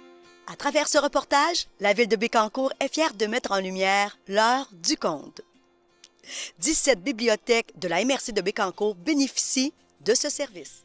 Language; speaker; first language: French; native; French